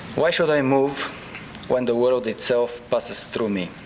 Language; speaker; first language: English; non-native, fluent; Bulgarian